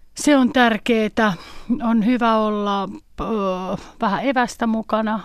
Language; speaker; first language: Finnish; native; Finnish